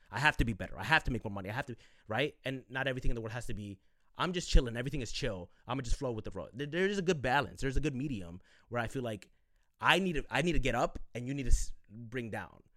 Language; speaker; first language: English; early bilingual, other home language; Spanish